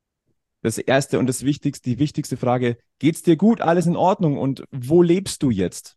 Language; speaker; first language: German; native; German